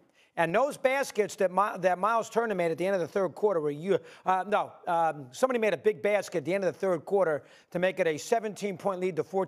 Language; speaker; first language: English; native; English